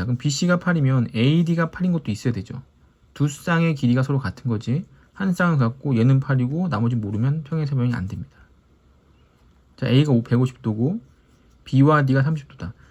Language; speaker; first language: Korean; native; Korean